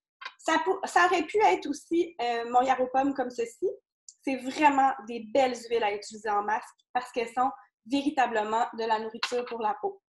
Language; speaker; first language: French; native; French